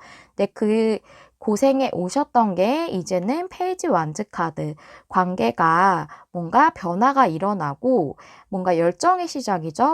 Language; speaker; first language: Korean; native; Korean